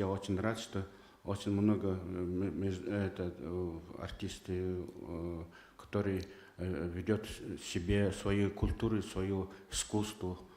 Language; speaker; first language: Russian; non-native, fluent; Mongolian